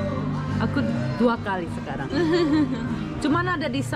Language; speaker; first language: Indonesian; early bilingual, heritage; Indonesian